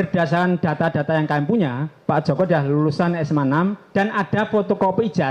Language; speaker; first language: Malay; non-native, local second language; Javanese